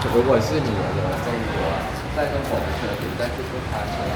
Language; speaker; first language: Chinese; non-native, fluent; Thai